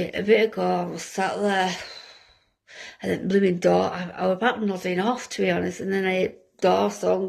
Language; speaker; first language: English; native; English